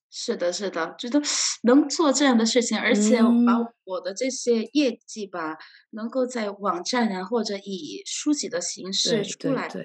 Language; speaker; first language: Chinese; non-native, fluent; Korean